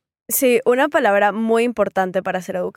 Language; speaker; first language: Spanish; native; Spanish